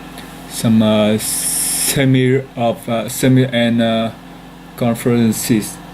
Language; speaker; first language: English; non-native, learner; Vietnamese